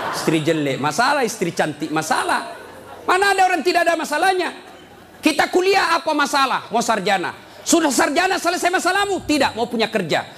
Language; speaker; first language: Indonesian; native; Indonesian